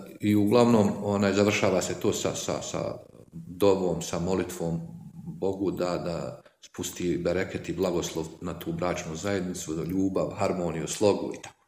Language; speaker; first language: Croatian; native; Croatian